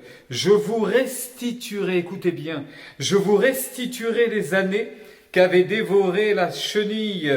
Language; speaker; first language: French; native; French